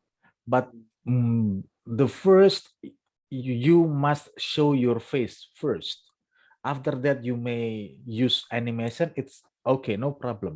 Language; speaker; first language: English; non-native, fluent; Indonesian